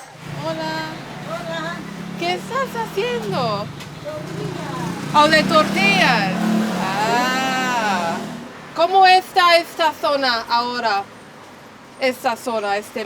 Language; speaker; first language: Spanish; non-native, fluent; English